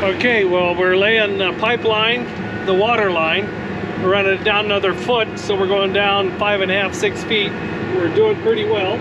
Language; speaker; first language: English; native; English